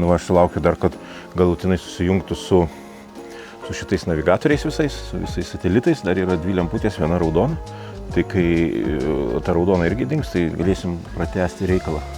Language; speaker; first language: Lithuanian; native; Lithuanian